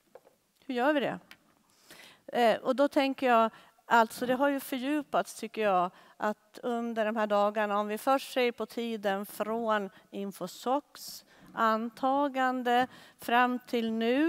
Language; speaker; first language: Swedish; native; Swedish